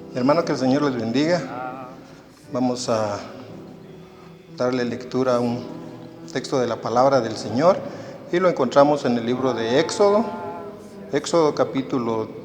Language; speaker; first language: Spanish; native; Spanish